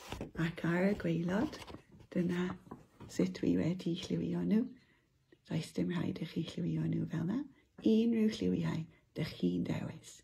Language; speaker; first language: Welsh; non-native, local second language; English